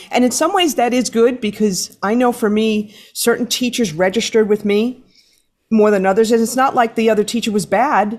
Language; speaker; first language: English; native; English